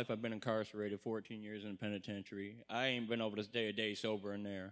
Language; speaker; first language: English; native; English